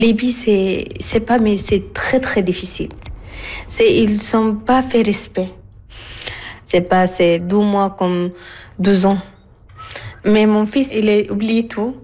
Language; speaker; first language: French; non-native, learner; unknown